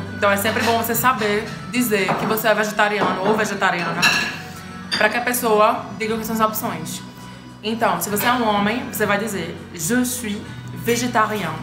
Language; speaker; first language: Portuguese; native; Portuguese